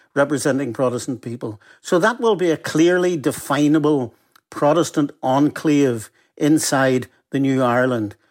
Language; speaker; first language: English; native; English